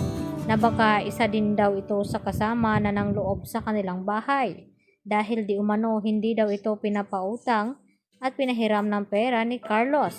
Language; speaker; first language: Filipino; native; Filipino